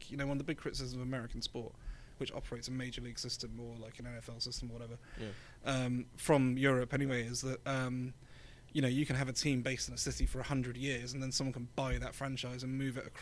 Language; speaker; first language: English; native; English